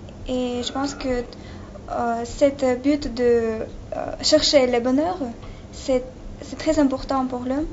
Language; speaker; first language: French; non-native, learner; Russian